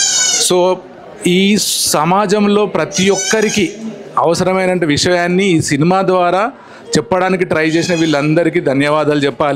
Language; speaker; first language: Telugu; native; Telugu